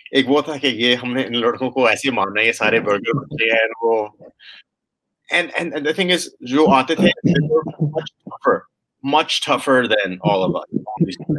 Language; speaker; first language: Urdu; early bilingual, heritage; Urdu